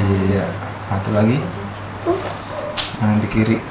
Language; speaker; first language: Indonesian; native; Indonesian